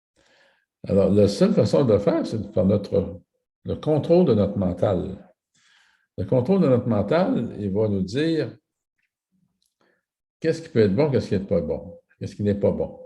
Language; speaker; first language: French; native; French